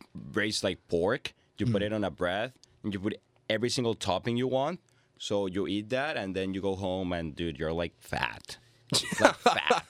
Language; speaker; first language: English; non-native, fluent; Spanish